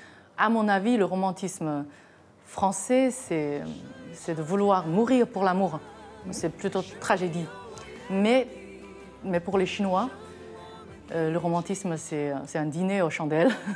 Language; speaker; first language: French; non-native, fluent; Chinese